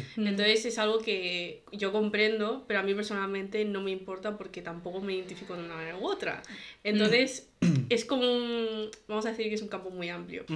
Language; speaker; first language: Spanish; early bilingual, other home language; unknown